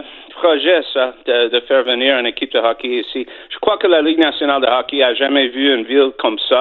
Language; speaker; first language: French; non-native, fluent; English